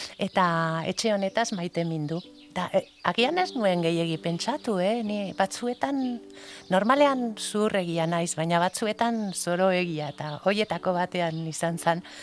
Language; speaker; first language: Basque; non-native, local second language; Spanish